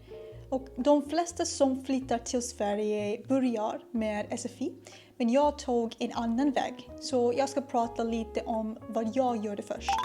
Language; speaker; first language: Swedish; non-native, learner; Japanese